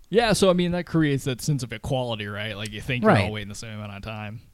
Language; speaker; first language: English; native; English